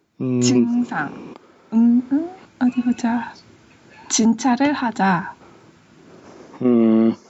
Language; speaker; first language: Korean; early bilingual, heritage; Korean